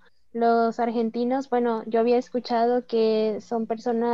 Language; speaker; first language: English; non-native, fluent; Spanish